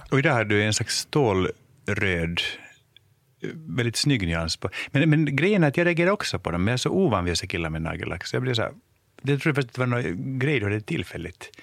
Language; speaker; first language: Swedish; native; Swedish